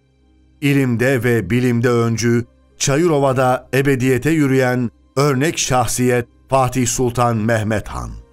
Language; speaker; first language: Turkish; native; Turkish